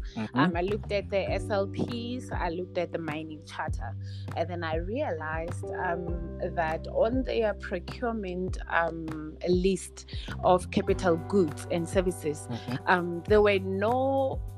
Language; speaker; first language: English; non-native, local second language; Tswana